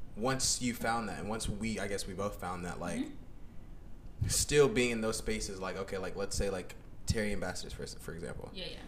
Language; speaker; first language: English; native; English